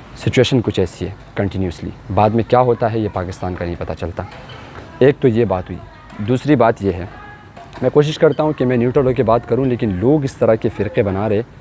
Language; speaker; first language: Urdu; non-native, local second language; Pashto